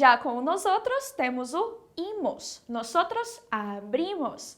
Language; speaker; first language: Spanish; non-native, fluent; Portuguese